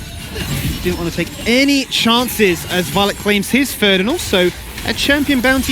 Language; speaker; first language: English; native; English